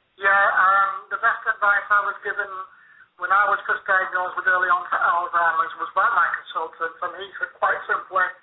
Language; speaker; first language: English; native; English